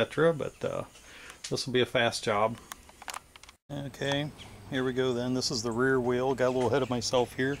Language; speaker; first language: English; native; English